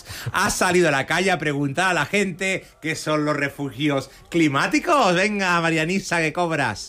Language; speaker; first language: Spanish; native; Spanish